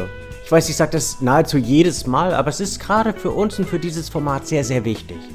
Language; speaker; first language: German; native; German